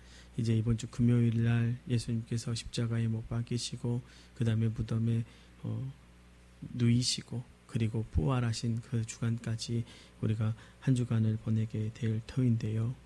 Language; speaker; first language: Korean; native; Korean